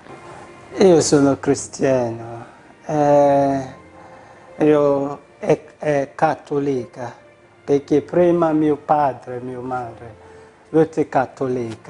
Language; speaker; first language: Italian; non-native, learner; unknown